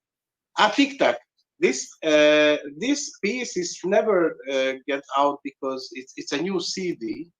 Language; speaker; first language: English; non-native, learner; Hungarian